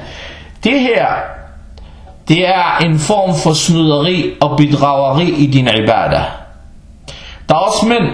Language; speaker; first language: Danish; non-native, fluent; Arabic